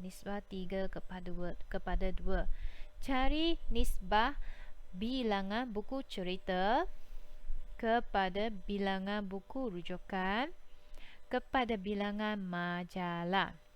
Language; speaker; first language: Malay; native; Malay